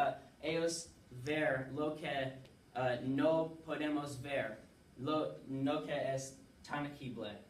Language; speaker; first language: Spanish; non-native, learner; English